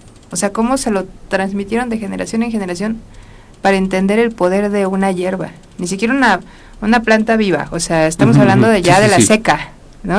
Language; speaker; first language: Spanish; native; Spanish